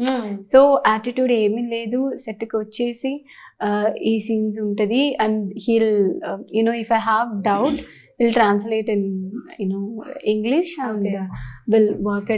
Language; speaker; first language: Telugu; non-native, learner; Tamil